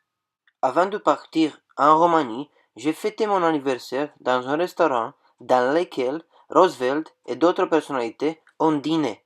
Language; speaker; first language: French; non-native, fluent; Romanian